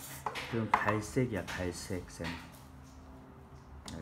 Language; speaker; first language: Korean; native; Korean